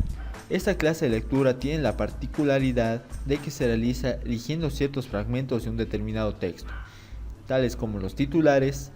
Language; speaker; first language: Spanish; native; Spanish